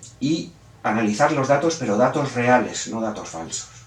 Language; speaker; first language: Spanish; native; Spanish